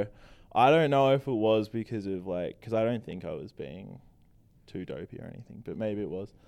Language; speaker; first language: English; native; English